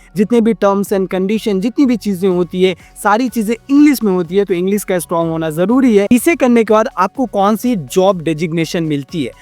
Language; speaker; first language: Hindi; native; Hindi